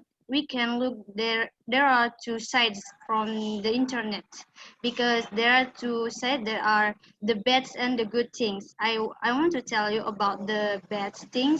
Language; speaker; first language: English; non-native, learner; Indonesian